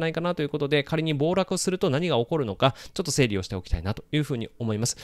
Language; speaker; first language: Japanese; native; Japanese